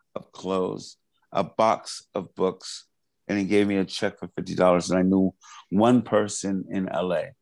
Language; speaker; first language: English; native; English